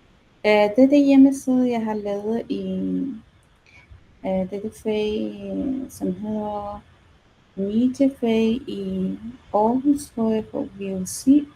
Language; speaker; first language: Danish; non-native, learner; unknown